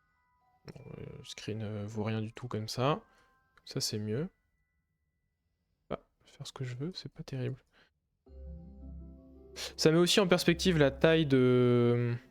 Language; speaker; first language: French; native; French